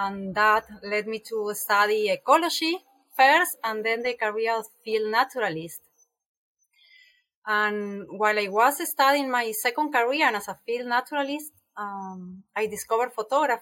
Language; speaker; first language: English; non-native, fluent; Spanish